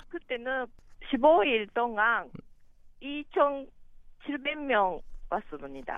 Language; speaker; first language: Korean; non-native, learner; Japanese